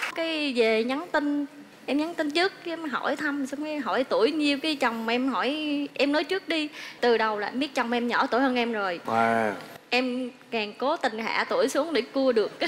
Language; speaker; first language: Vietnamese; native; Vietnamese